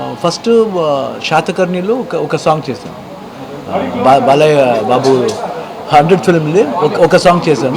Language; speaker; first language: Telugu; non-native, learner; Kannada